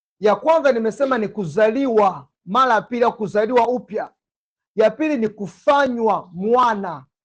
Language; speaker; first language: Swahili; native; Swahili